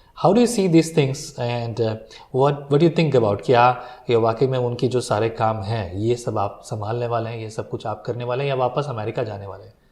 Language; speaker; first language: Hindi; native; Hindi